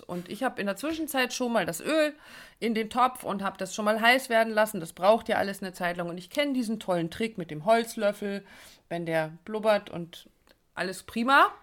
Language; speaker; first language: German; native; German